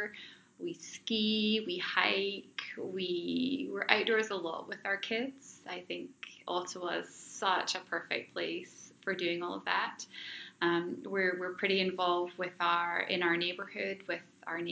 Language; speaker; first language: English; native; English